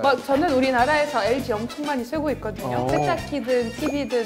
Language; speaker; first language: Korean; non-native, fluent; French